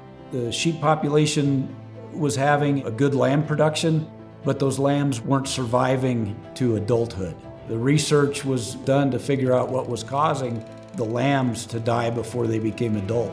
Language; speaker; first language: English; native; English